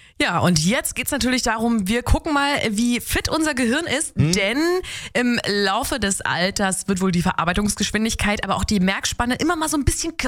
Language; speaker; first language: German; native; German